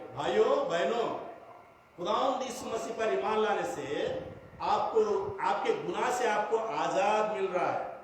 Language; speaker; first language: Hindi; non-native, local second language; Telugu